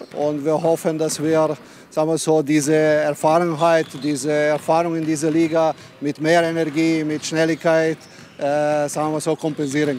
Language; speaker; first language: German; non-native, fluent; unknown